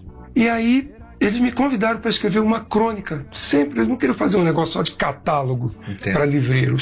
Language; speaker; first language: Portuguese; native; Portuguese